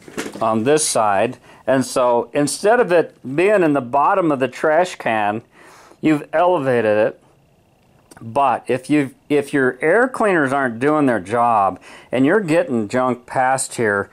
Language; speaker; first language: English; native; English